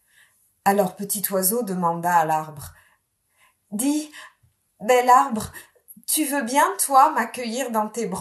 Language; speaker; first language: French; native; French